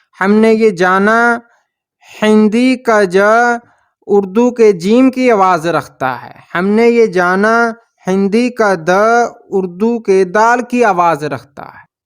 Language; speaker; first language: Urdu; native; Urdu